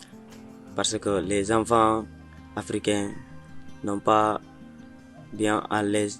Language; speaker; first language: French; non-native, learner; Mandingo